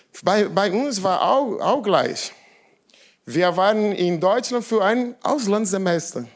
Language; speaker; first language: German; non-native, learner; Portuguese